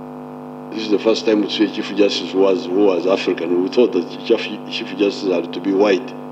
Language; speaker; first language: English; non-native, local second language; Nyankole